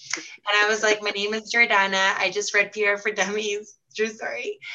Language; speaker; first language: English; early bilingual, heritage; Portuguese